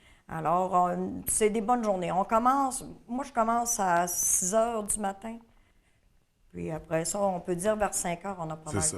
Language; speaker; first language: French; native; French